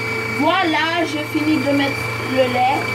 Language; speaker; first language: French; non-native, fluent; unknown